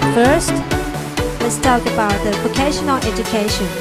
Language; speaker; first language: English; non-native, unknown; Thai